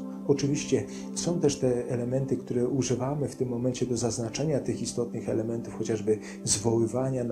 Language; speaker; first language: Polish; native; Polish